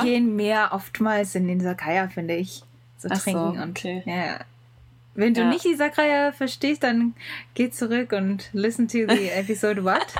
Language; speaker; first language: German; non-native, learner; Japanese